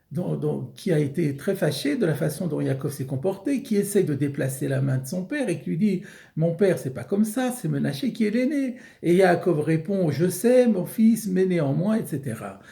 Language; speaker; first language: French; native; French